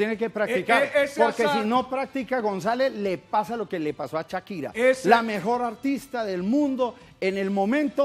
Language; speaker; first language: Spanish; native; Spanish